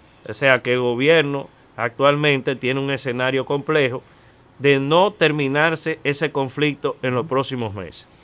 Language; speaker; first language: Spanish; native; Spanish